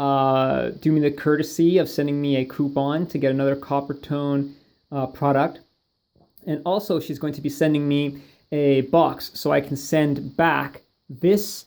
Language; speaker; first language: English; native; English